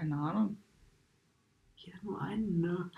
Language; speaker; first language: German; native; German